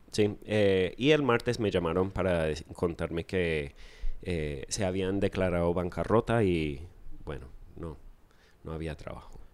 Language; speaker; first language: Spanish; non-native, fluent; English